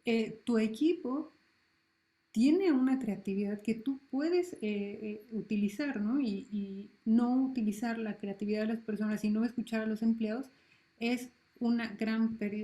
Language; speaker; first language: Spanish; native; Spanish